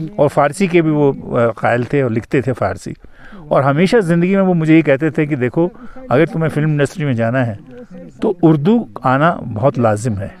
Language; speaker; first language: Urdu; native; Urdu